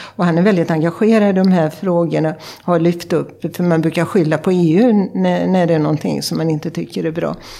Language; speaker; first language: Swedish; native; Swedish